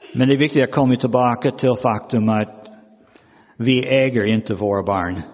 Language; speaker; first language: Swedish; non-native, fluent; English